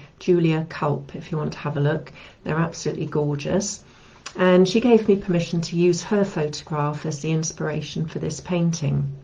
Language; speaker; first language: English; native; English